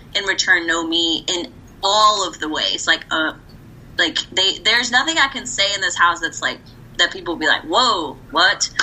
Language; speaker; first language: English; early bilingual, other home language; Spanish